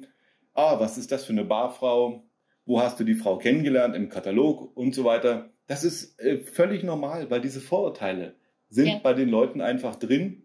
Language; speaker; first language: German; native; German